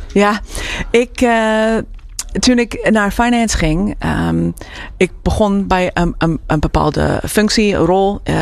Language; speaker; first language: Dutch; non-native, fluent; English